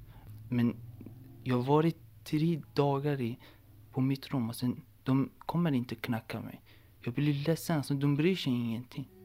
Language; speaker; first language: Swedish; non-native, learner; Persian